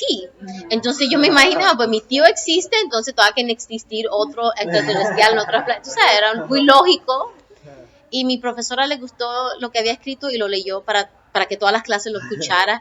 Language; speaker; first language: Spanish; early bilingual, other home language; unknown